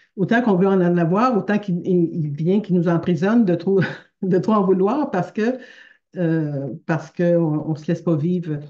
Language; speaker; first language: French; native; French